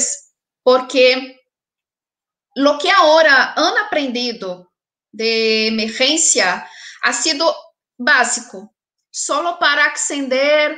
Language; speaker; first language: Spanish; non-native, fluent; Portuguese